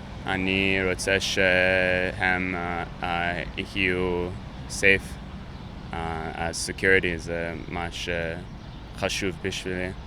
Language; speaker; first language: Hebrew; non-native, learner; English